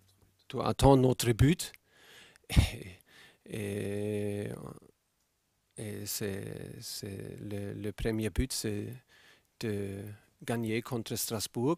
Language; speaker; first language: French; non-native, fluent; German